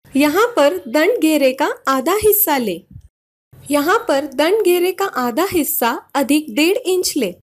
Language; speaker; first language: Hindi; non-native, local second language; Marathi